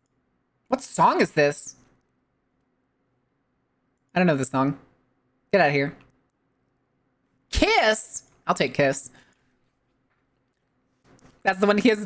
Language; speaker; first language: English; native; English